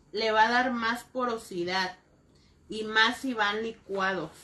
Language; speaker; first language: Spanish; native; Spanish